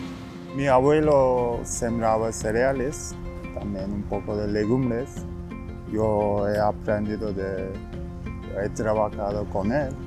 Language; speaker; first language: Spanish; non-native, learner; Turkish